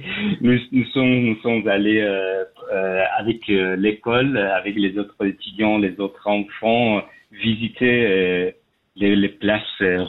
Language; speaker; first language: French; non-native, fluent; Persian